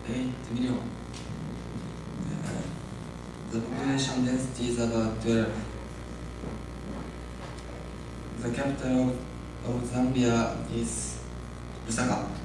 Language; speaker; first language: English; non-native, learner; Japanese